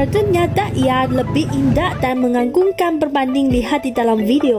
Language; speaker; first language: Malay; non-native, fluent; Chinese